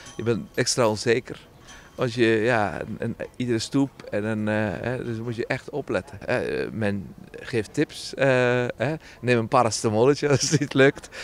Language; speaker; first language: Dutch; non-native, fluent; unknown